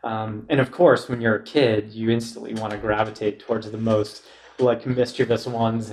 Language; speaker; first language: English; native; English